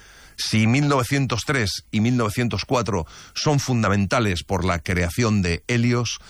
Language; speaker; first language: Spanish; native; Spanish